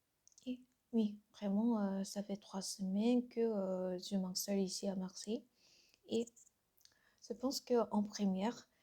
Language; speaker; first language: French; non-native, learner; Korean